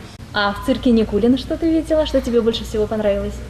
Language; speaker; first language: Russian; native; Russian